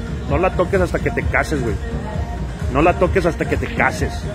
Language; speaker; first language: Spanish; early bilingual, heritage; Spanish